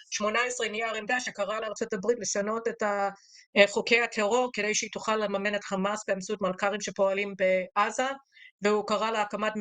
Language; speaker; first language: Hebrew; native; Hebrew